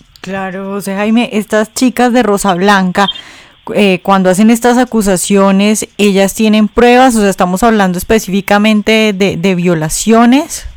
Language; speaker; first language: Spanish; native; Spanish